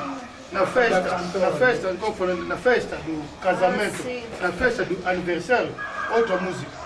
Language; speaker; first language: Portuguese; non-native, learner; Lingala